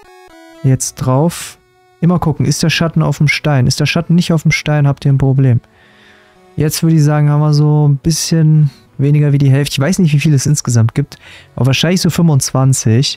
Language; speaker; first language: German; native; German